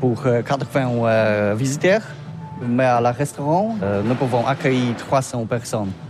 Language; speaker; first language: French; non-native, learner; Polish